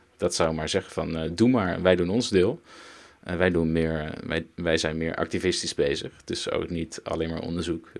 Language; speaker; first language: Dutch; early bilingual, other home language; Turkish